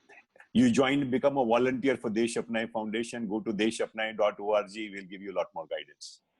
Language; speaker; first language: English; non-native, local second language; Hindi